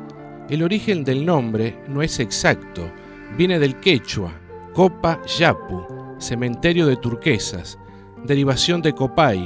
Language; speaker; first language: Spanish; native; Spanish